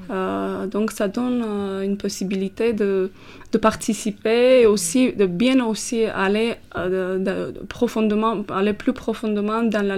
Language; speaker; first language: French; non-native, fluent; Armenian